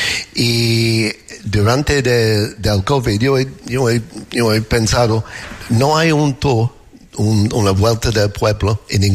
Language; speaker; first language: Spanish; non-native, learner; English